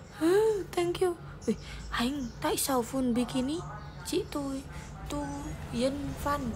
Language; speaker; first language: Vietnamese; non-native, learner; Indonesian